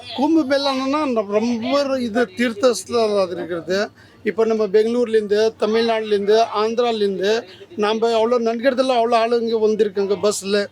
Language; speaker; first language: Tamil; non-native, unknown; Hindi